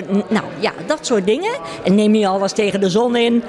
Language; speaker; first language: Dutch; native; Dutch